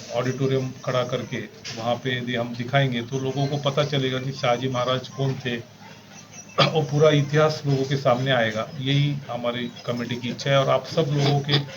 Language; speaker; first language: Hindi; non-native, local second language; Marathi